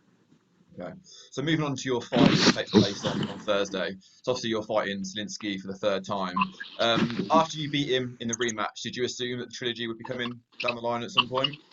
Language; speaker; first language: English; native; English